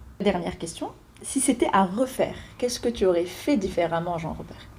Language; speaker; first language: French; native; French